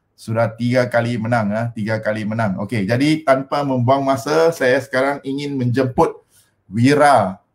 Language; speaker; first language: Malay; non-native, local second language; Min Nan Chinese